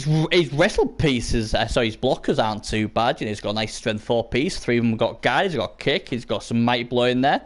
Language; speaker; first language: English; native; English